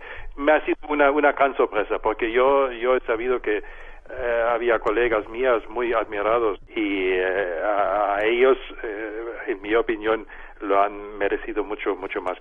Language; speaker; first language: Spanish; non-native, fluent; German